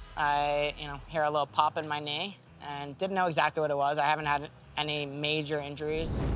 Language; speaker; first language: English; native; English